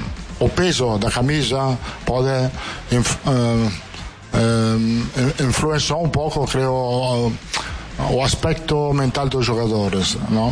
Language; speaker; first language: Portuguese; non-native, fluent; Italian